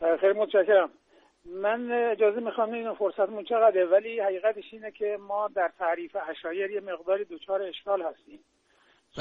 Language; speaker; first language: Persian; native; Persian